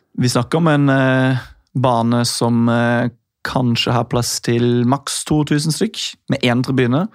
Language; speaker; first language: Norwegian; non-native, fluent; English